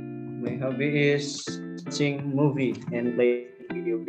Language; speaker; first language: English; non-native, learner; Indonesian